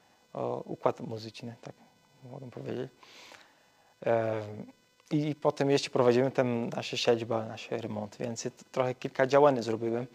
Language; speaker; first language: Polish; early bilingual, heritage; Portuguese